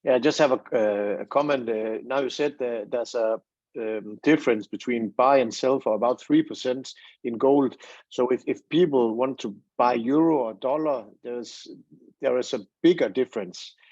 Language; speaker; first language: English; non-native, fluent; Danish